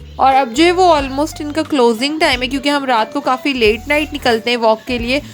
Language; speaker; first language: Urdu; native; Urdu